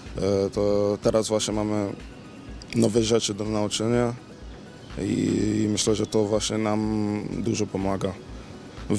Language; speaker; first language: Polish; early bilingual, other home language; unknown